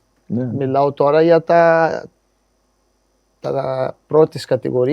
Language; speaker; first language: Greek; non-native, fluent; Portuguese